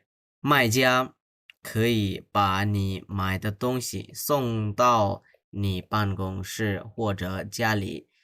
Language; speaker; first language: Chinese; non-native, fluent; Bangla